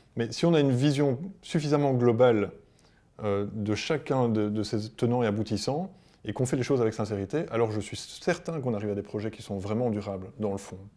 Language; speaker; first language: French; native; French